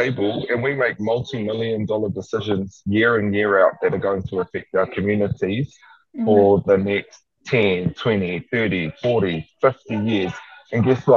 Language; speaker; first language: English; native; English